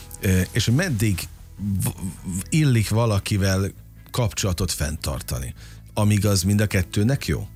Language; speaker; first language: Hungarian; native; Hungarian